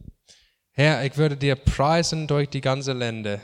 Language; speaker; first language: German; non-native, fluent; English